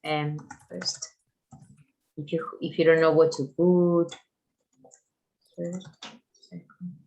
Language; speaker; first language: English; non-native, fluent; Spanish